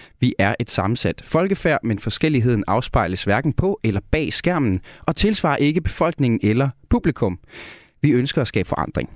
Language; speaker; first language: Danish; native; Danish